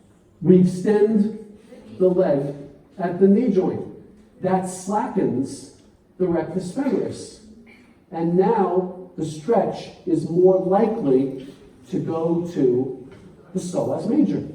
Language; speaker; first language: English; native; English